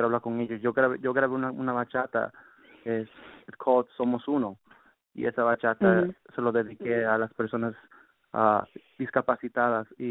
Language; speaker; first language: Spanish; early bilingual, heritage; Spanish